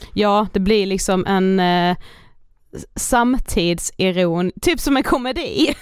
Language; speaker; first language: Swedish; native; Swedish